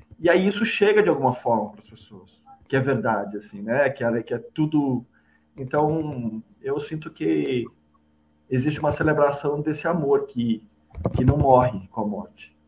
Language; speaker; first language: Portuguese; native; Portuguese